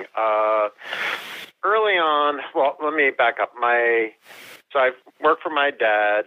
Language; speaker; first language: English; native; English